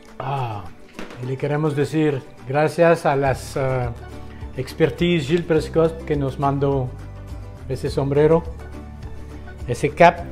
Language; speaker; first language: Spanish; non-native, fluent; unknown